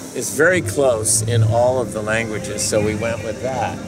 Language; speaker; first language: English; native; English